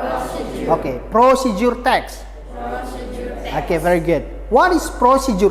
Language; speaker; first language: English; non-native, fluent; Indonesian